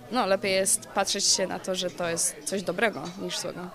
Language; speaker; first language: Polish; early bilingual, other home language; English